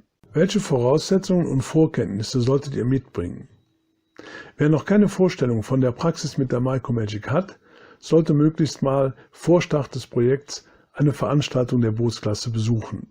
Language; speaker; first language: German; native; German